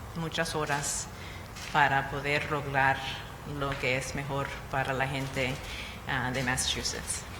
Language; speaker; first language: Spanish; early bilingual, other home language; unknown